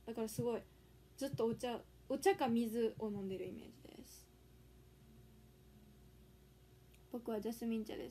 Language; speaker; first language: Japanese; native; Japanese